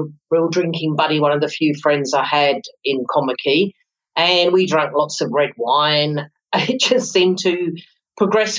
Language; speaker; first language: English; native; English